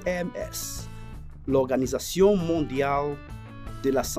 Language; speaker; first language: French; non-native, fluent; Spanish